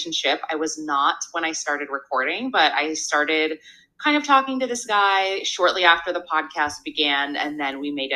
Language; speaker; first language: English; native; English